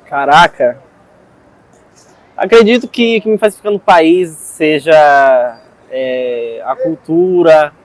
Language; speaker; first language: Portuguese; non-native, fluent; Spanish